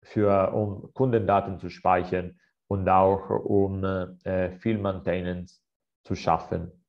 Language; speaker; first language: German; non-native, fluent; Italian